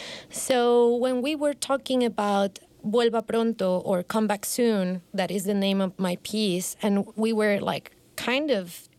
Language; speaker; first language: English; non-native, fluent; Spanish